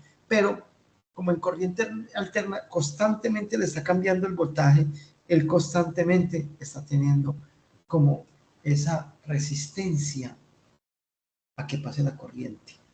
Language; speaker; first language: Spanish; native; Spanish